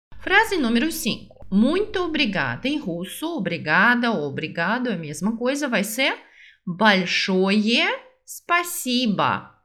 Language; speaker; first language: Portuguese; non-native, fluent; Russian